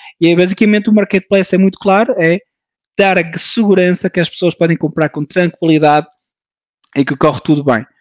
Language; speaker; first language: Portuguese; early bilingual, heritage; Portuguese